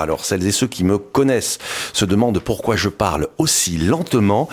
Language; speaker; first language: French; native; French